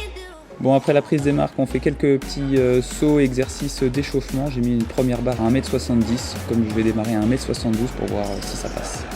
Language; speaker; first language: French; native; French